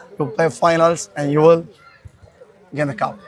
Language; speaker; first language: English; non-native, local second language; Malayalam